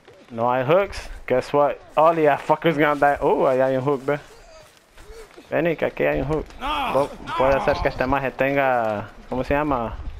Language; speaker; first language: Spanish; native; Spanish